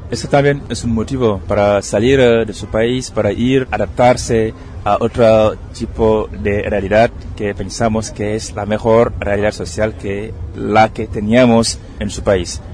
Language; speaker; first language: Spanish; non-native, fluent; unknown